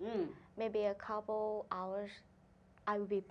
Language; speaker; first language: English; non-native, learner; Thai